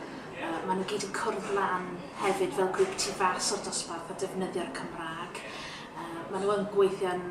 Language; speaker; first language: Welsh; non-native, local second language; English